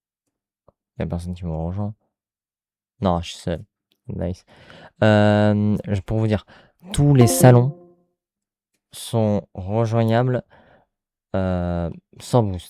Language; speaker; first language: French; native; French